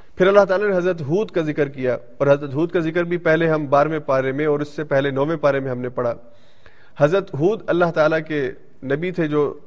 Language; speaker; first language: Urdu; early bilingual, heritage; Urdu